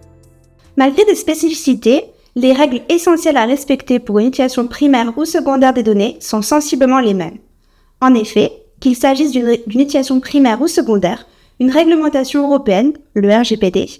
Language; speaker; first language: French; native; French